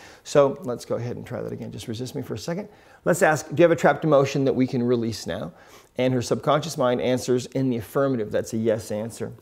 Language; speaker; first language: English; native; English